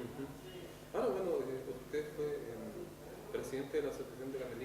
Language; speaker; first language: Spanish; native; Spanish